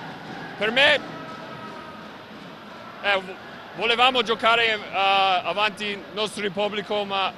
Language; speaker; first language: Italian; non-native, fluent; English